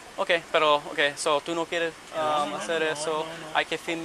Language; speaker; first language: Spanish; early bilingual, heritage; Spanish